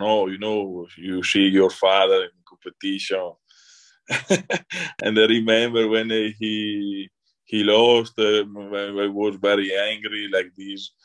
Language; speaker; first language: English; non-native, learner; Italian